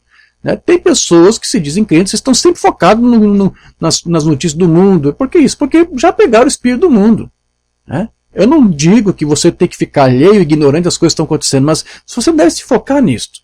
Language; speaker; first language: Portuguese; native; Portuguese